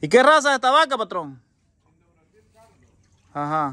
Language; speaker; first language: Spanish; native; Spanish